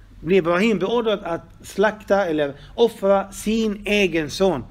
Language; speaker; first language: Swedish; non-native, fluent; Arabic